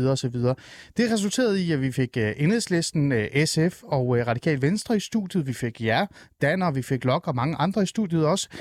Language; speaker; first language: Danish; early bilingual, other home language; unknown